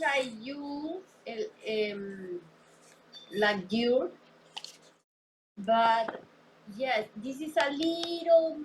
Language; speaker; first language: English; non-native, learner; Spanish